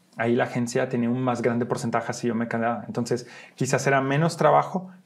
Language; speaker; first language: Spanish; early bilingual, heritage; Spanish